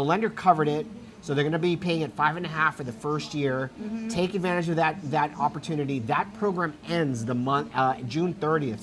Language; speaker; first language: English; native; English